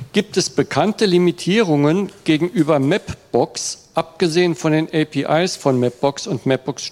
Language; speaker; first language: German; native; German